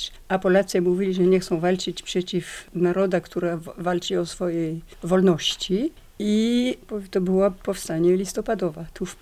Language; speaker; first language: Polish; non-native, learner; French